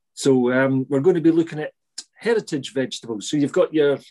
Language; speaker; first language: English; native; English